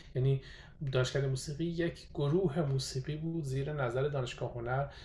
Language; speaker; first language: Persian; native; Persian